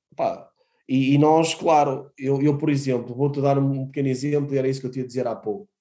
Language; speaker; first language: Portuguese; native; Portuguese